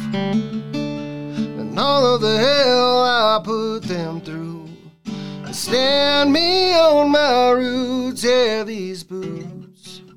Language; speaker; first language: English; native; English